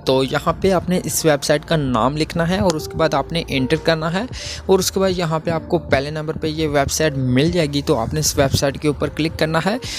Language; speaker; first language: Urdu; non-native, local second language; Punjabi